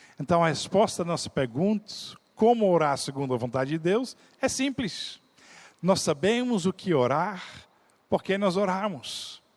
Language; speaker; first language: Portuguese; non-native, fluent; Dutch